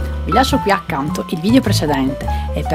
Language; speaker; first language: Italian; native; Italian